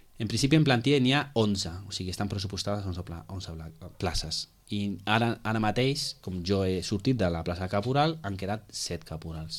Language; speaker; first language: Catalan; non-native, local second language; Spanish